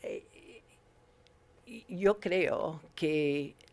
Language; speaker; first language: Spanish; non-native, learner; English